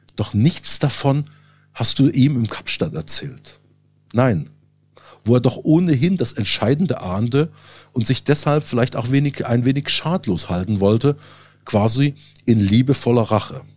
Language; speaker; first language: German; native; German